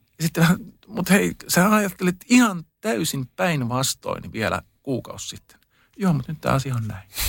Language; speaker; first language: Finnish; early bilingual, heritage; Finnish